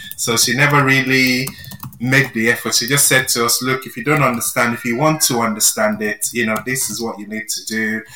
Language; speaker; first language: English; non-native, local second language; Yoruba